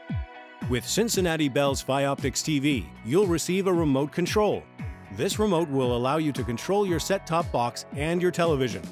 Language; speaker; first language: English; native; English